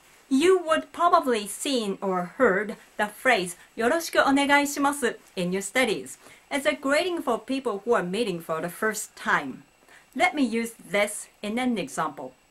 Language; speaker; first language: English; non-native, fluent; Japanese